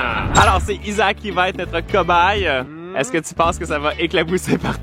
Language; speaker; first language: French; native; French